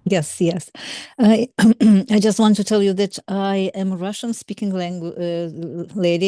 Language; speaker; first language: English; non-native, learner; Russian